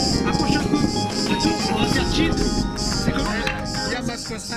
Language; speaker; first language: French; native; French